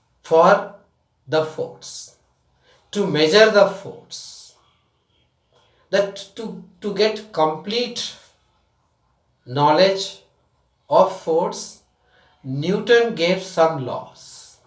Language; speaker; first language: English; non-native, local second language; Tamil